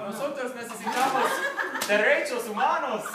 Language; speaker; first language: Spanish; non-native, learner; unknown